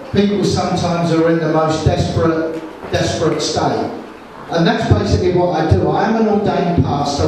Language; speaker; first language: English; native; English